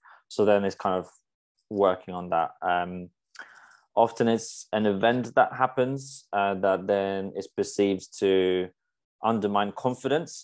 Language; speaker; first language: English; non-native, fluent; Polish